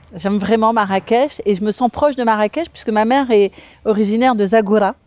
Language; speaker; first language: French; native; French